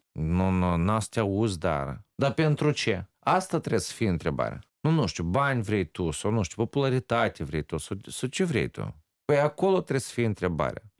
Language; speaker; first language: Romanian; native; Romanian